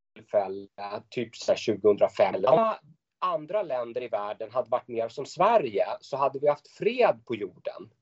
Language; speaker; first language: Swedish; native; Swedish